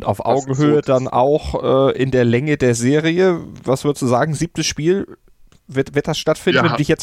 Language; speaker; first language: German; native; German